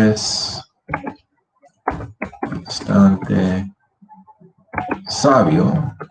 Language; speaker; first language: Spanish; non-native, fluent; English